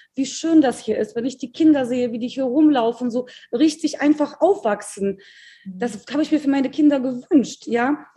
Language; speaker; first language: German; early bilingual, other home language; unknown